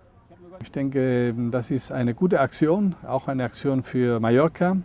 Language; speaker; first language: German; non-native, fluent; Spanish